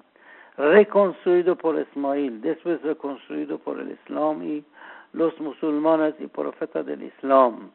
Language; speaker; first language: Spanish; non-native, learner; Persian